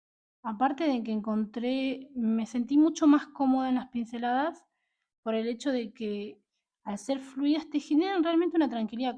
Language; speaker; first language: Spanish; native; Spanish